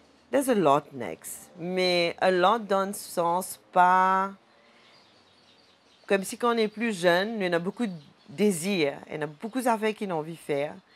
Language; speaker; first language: French; non-native, local second language; Morisyen